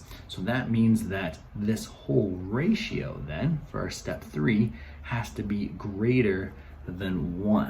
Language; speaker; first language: English; native; English